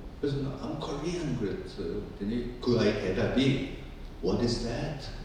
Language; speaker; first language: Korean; native; Korean